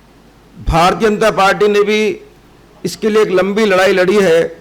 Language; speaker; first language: Hindi; native; Hindi